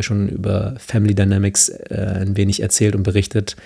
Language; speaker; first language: German; native; German